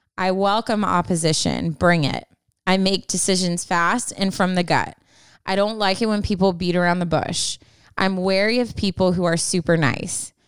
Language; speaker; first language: English; native; English